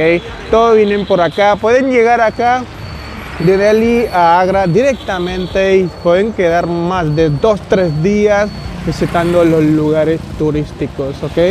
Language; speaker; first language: Spanish; non-native, fluent; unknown